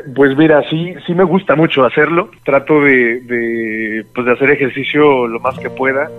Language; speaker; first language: Spanish; native; Spanish